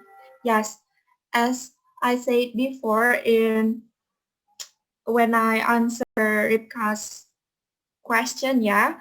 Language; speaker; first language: English; non-native, fluent; Indonesian